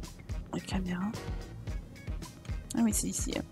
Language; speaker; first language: French; native; French